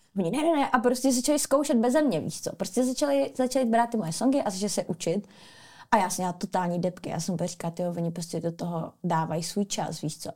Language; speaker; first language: Czech; early bilingual, other home language; Armenian